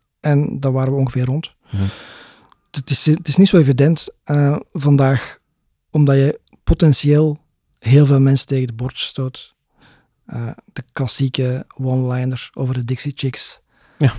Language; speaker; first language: Dutch; native; Dutch